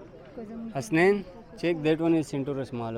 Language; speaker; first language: English; non-native, local second language; Filipino